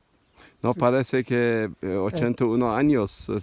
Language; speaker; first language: Spanish; non-native, learner; Turkish